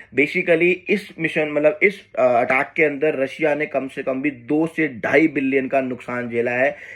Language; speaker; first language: Hindi; native; Hindi